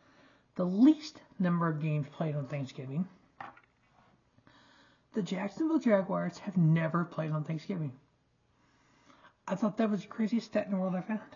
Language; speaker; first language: English; native; English